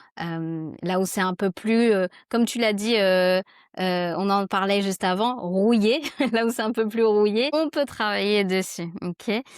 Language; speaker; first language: French; native; French